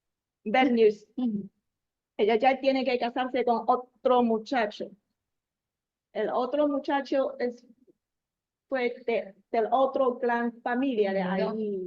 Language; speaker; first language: Spanish; non-native, learner; Chinese